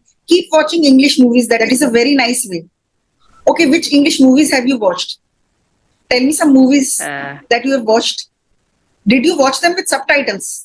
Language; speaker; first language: English; non-native, fluent; Hindi